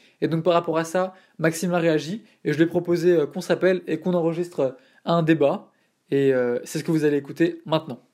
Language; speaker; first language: French; native; French